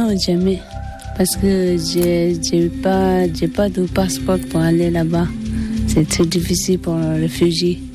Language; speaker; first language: French; non-native, learner; Tibetan